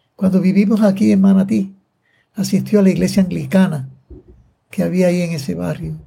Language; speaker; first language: Spanish; native; Spanish